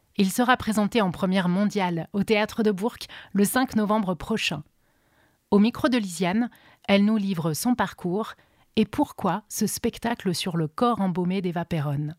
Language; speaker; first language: French; native; French